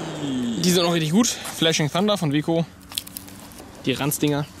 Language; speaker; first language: German; native; German